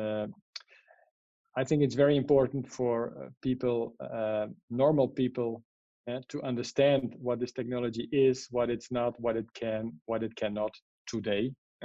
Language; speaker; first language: English; non-native, fluent; Dutch